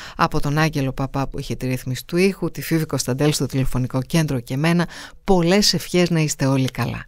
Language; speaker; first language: Greek; native; Greek